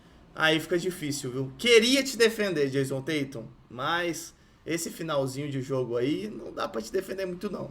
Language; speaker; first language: Portuguese; native; Portuguese